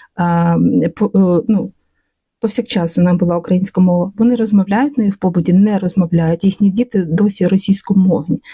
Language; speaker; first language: Ukrainian; non-native, local second language; Russian